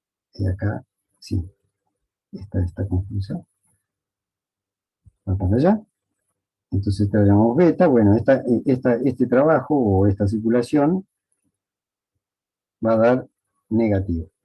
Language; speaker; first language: Spanish; native; Spanish